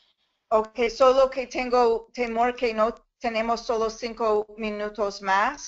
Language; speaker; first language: Spanish; non-native, fluent; English